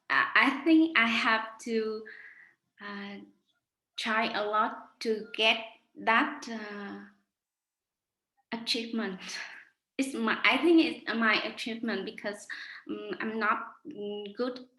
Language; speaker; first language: English; non-native, learner; Vietnamese